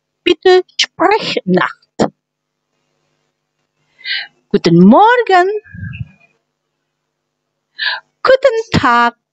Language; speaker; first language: German; non-native, fluent; Indonesian